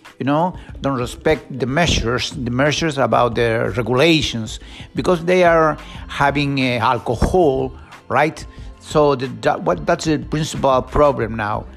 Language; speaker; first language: English; non-native, learner; Spanish